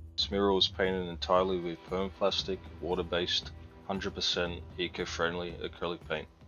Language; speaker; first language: English; native; English